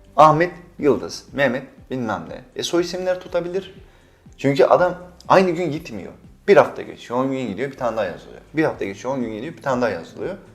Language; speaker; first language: Turkish; native; Turkish